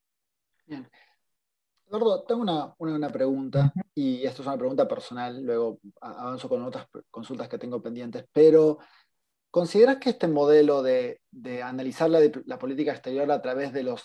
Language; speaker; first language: Spanish; native; Spanish